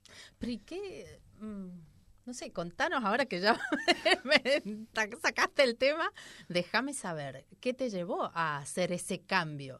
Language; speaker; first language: Spanish; native; Spanish